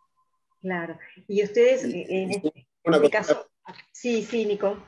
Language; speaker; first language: Spanish; native; Spanish